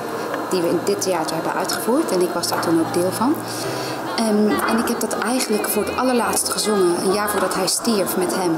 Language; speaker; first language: Dutch; native; Dutch